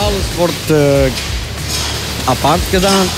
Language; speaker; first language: Dutch; non-native, learner; Romanian